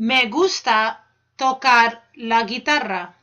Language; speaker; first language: Spanish; non-native, fluent; English